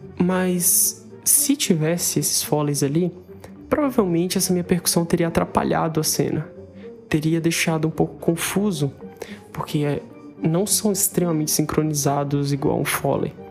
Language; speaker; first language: Portuguese; native; Portuguese